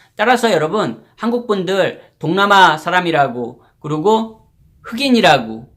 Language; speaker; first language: Korean; native; Korean